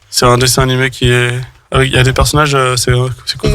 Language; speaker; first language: French; native; French